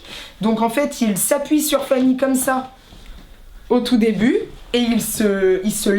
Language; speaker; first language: French; native; French